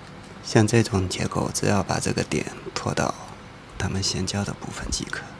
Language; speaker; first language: Chinese; native; Chinese